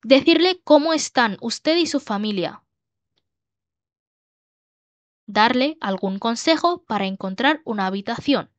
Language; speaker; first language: Spanish; non-native, learner; Bangla